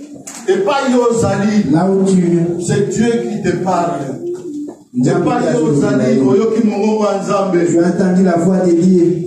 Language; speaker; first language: French; non-native, local second language; Lingala